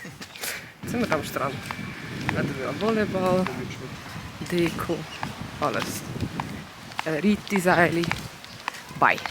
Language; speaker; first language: German; early bilingual, other home language; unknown